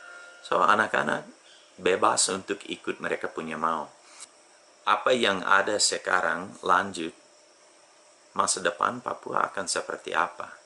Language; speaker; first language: Indonesian; non-native, fluent; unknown